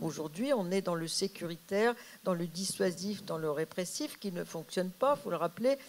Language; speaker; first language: French; native; French